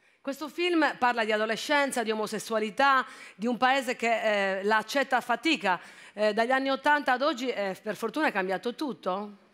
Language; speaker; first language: Italian; native; Italian